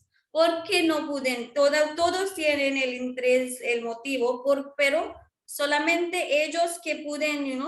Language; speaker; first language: Spanish; non-native, fluent; Marwari